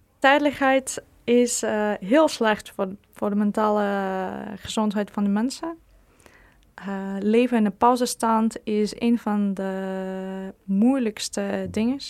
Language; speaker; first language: Dutch; non-native, fluent; Ukrainian